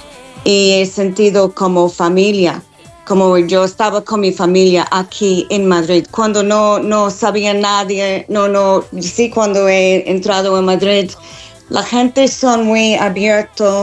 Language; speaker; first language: Spanish; non-native, fluent; English